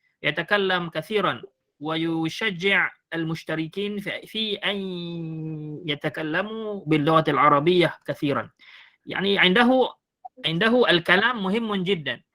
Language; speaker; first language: Arabic; non-native, fluent; Malay